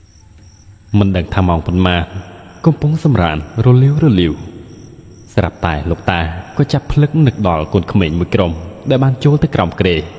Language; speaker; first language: Khmer; native; Khmer